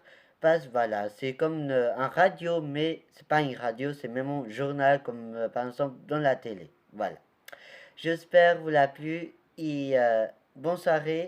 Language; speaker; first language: French; non-native, learner; Portuguese